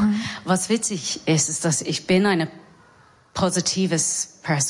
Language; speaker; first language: German; non-native, learner; English